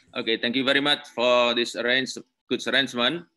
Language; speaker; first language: English; non-native, learner; Indonesian